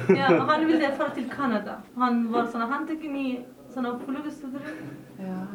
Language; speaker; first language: Icelandic; non-native, learner; Persian